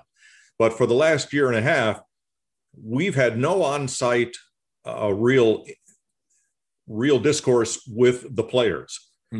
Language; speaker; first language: English; native; English